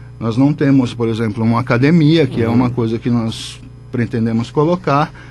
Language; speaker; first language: Portuguese; native; Portuguese